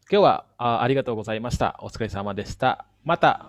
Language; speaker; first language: Japanese; non-native, fluent; Indonesian